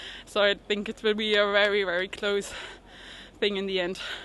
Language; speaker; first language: English; non-native, fluent; German